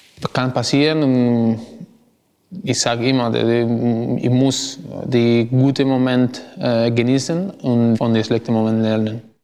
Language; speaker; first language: German; non-native, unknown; Spanish